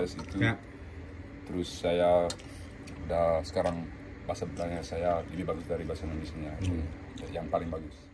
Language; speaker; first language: Indonesian; early bilingual, heritage; Dutch